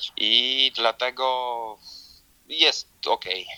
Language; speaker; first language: Polish; non-native, learner; Georgian